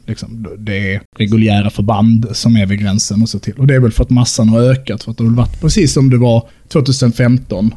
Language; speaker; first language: Swedish; native; Swedish